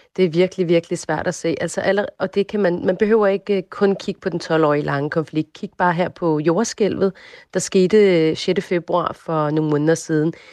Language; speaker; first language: Danish; early bilingual, other home language; Arabic